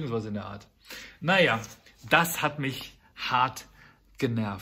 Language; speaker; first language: German; native; German